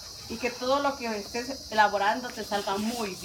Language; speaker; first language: Spanish; native; Spanish